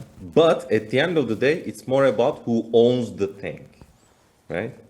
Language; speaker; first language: English; non-native, fluent; Turkish